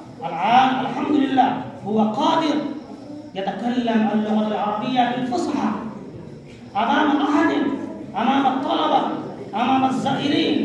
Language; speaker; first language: Arabic; non-native, fluent; Urdu